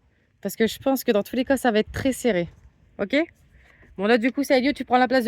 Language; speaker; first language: French; native; French